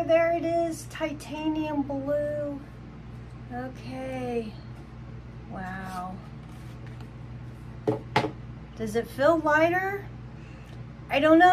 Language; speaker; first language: English; native; English